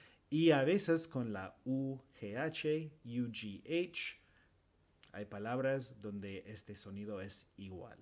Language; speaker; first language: Spanish; non-native, fluent; English